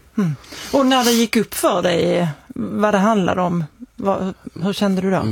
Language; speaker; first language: Swedish; native; Swedish